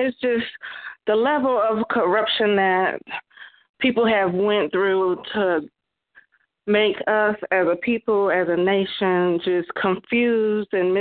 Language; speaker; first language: English; native; English